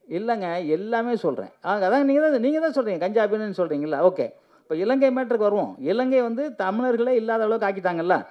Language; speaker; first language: Tamil; native; Tamil